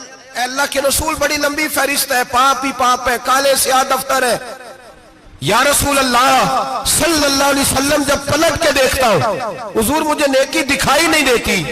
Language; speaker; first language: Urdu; non-native, local second language; Punjabi